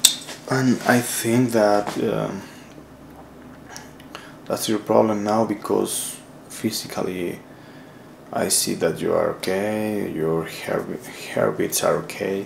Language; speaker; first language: English; non-native, learner; Spanish